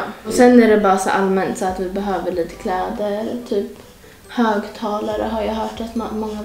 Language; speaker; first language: Swedish; native; Swedish